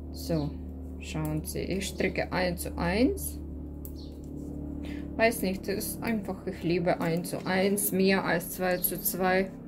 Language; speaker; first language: German; non-native, learner; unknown